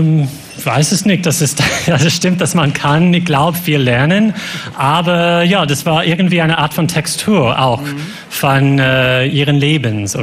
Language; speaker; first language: German; non-native, fluent; English